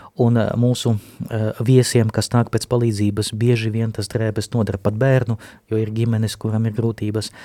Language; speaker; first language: Latvian; non-native, local second language; Russian